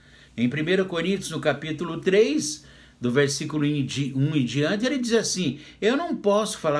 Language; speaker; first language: Portuguese; native; Portuguese